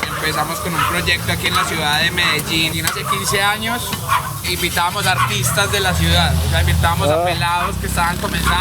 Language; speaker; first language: Spanish; native; Spanish